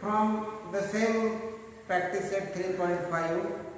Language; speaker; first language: English; non-native, local second language; Marathi